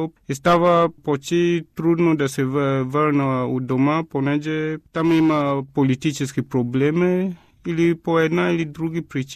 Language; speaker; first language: Bulgarian; non-native, fluent; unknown